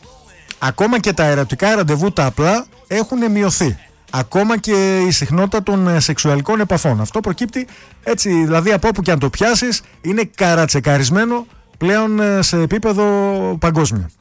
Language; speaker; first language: Greek; native; Greek